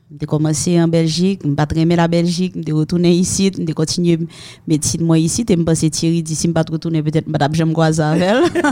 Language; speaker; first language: French; non-native, local second language; Haitian Creole